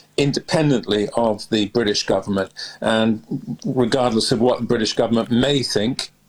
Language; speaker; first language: English; native; English